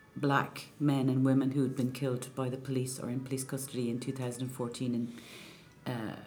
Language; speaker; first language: English; native; English